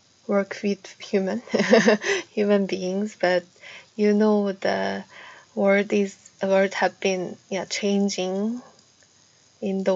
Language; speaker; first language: English; non-native, fluent; Korean